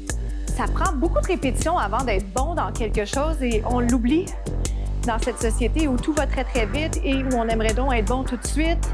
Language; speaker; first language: French; native; French